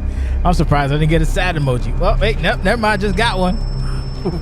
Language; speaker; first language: English; native; English